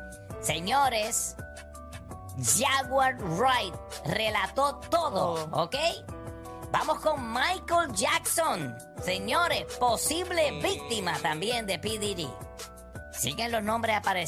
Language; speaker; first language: Spanish; native; Spanish